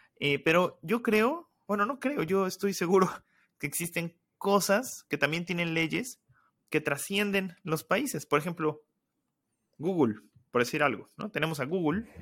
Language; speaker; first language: Spanish; native; Spanish